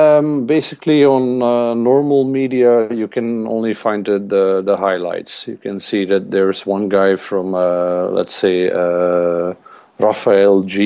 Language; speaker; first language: English; non-native, fluent; Dutch